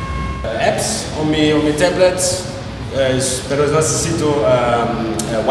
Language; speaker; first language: Spanish; non-native, learner; German